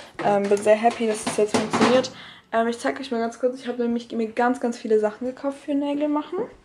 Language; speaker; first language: German; native; German